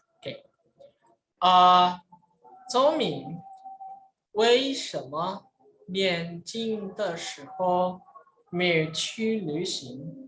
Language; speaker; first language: Chinese; non-native, fluent; Indonesian